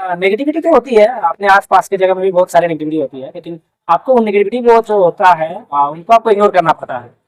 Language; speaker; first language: Hindi; non-native, local second language; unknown